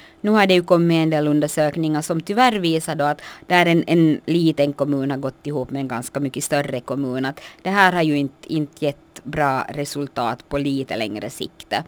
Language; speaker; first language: Swedish; native; Swedish